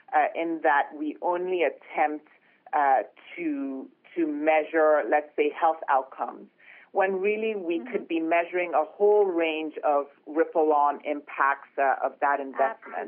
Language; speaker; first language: English; non-native, local second language; Yoruba